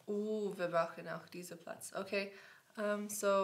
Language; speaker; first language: German; non-native, learner; English